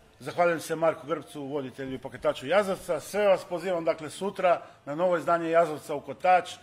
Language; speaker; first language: Croatian; native; Croatian